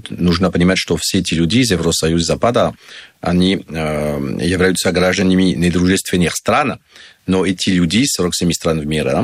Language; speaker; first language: Russian; non-native, learner; French